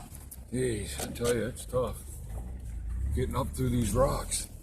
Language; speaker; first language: English; native; English